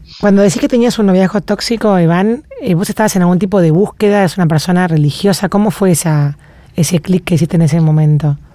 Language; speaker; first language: Spanish; native; Spanish